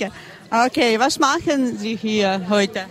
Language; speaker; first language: German; non-native, learner; Ukrainian